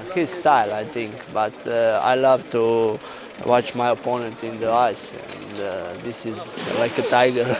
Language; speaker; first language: English; non-native, learner; Polish